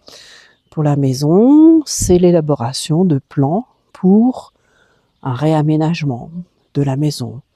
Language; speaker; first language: French; native; French